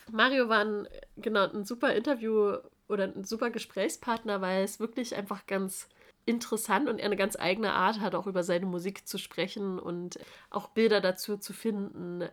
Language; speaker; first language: German; native; German